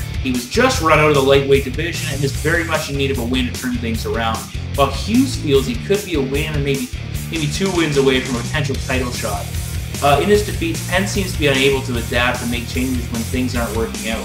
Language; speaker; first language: English; native; English